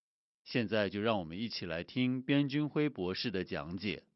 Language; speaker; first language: Chinese; native; Chinese